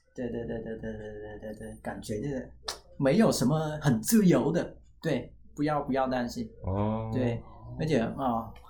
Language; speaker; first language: Chinese; non-native, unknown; Vietnamese